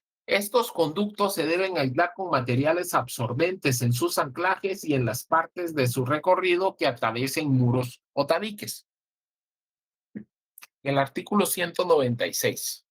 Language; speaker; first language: Spanish; native; Spanish